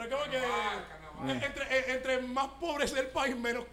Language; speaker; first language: Spanish; native; Spanish